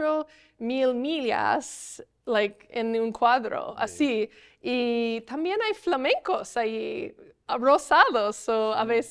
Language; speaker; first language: Spanish; non-native, learner; English